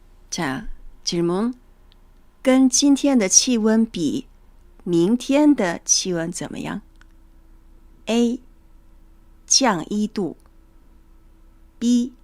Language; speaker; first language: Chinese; native; Chinese